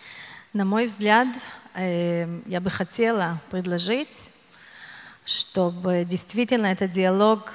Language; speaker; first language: Russian; non-native, fluent; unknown